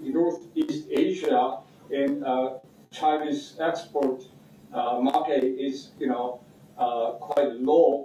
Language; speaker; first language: English; non-native, fluent; Korean